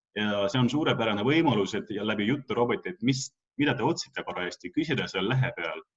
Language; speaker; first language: Estonian; non-native, local second language; Russian